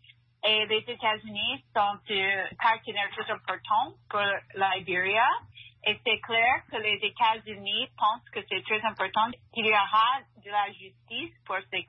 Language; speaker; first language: French; non-native, fluent; English